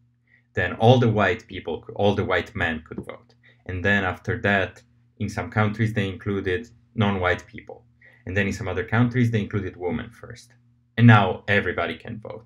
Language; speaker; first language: English; non-native, fluent; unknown